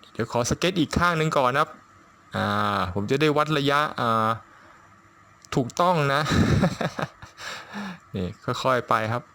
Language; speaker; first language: Thai; native; Thai